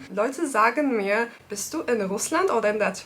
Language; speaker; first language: German; non-native, fluent; Turkish